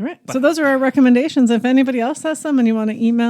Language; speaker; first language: English; native; English